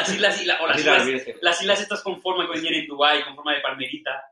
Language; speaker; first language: Spanish; native; Spanish